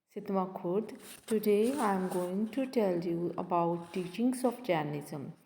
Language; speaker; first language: English; non-native, local second language; Punjabi